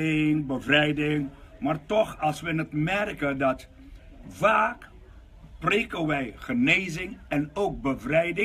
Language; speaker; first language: Dutch; non-native, local second language; Papiamento